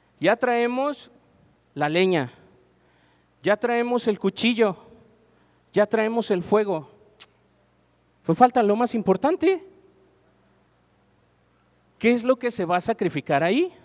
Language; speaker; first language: Spanish; native; Spanish